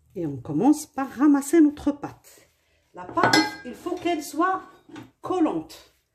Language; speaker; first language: French; non-native, local second language; Arabic